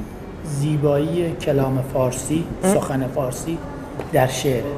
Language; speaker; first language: Persian; native; Persian